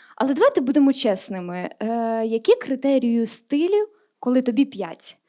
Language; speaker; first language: Ukrainian; native; Ukrainian